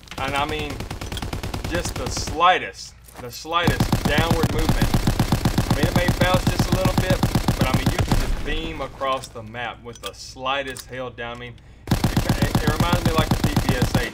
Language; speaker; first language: English; native; English